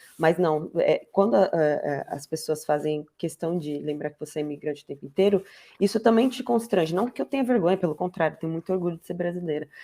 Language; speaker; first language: Portuguese; native; Portuguese